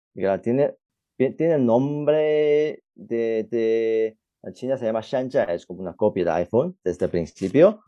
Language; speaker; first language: Spanish; non-native, fluent; Chinese